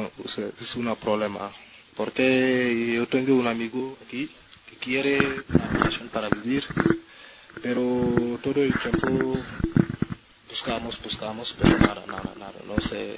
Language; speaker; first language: Spanish; non-native, learner; French